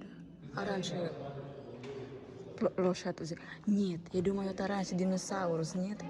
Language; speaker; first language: Russian; non-native, learner; Indonesian